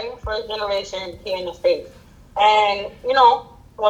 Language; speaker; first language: English; early bilingual, other home language; Spanish